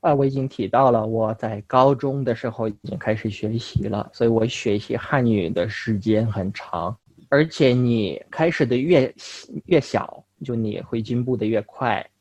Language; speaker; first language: Chinese; non-native, fluent; Russian